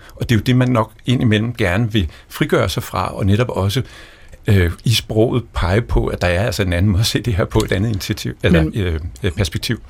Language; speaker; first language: Danish; native; Danish